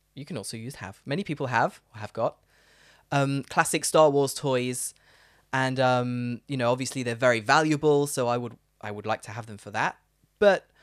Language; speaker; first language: English; native; English